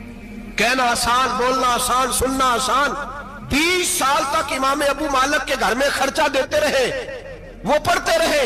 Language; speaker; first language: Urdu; non-native, local second language; Punjabi